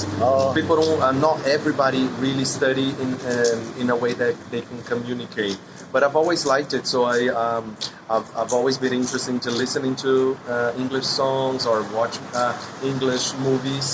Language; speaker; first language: English; non-native, fluent; Portuguese